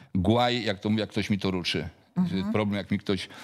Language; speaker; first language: Polish; native; Polish